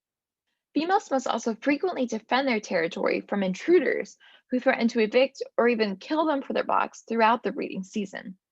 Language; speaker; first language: English; native; English